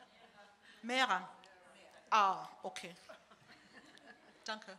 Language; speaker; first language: German; non-native, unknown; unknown